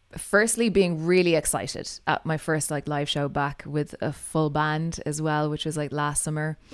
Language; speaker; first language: English; native; English